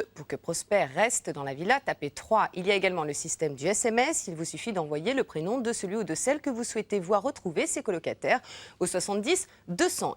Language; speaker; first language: French; native; French